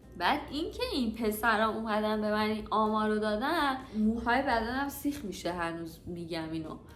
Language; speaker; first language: Persian; native; Persian